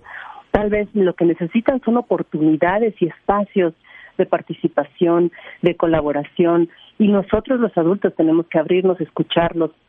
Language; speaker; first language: Spanish; native; Spanish